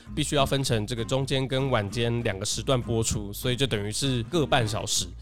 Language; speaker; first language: Chinese; non-native, local second language; Min Nan Chinese